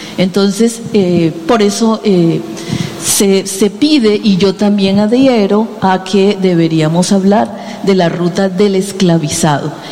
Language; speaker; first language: Spanish; native; Spanish